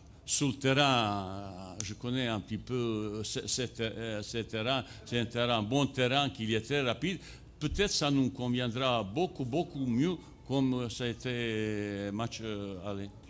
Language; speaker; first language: French; non-native, fluent; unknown